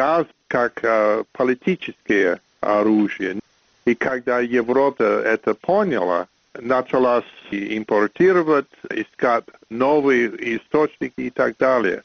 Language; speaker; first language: Russian; non-native, fluent; English